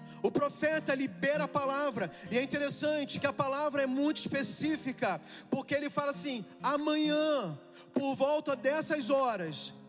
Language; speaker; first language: Portuguese; native; Portuguese